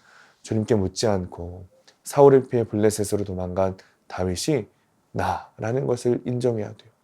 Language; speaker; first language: Korean; native; Korean